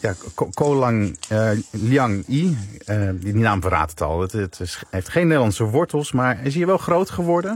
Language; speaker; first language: Dutch; native; Dutch